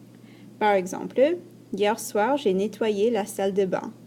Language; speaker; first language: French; non-native, fluent; English